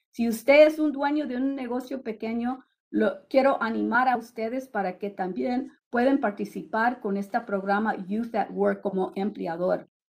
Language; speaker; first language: Spanish; early bilingual, heritage; Spanish